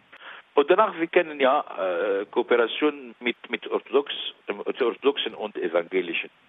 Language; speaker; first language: German; non-native, learner; Arabic